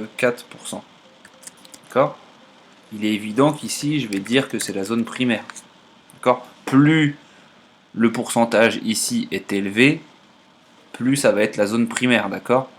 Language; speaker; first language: French; native; French